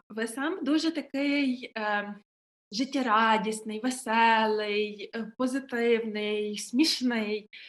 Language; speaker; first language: Ukrainian; native; Ukrainian